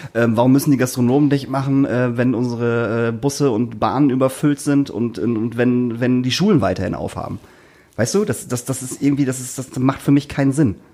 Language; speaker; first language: German; native; German